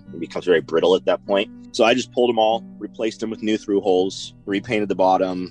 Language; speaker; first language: English; native; English